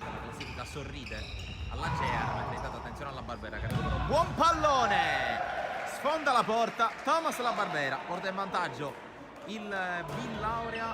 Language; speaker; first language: Italian; native; Italian